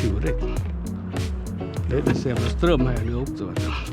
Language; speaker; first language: Swedish; non-native, fluent; Vietnamese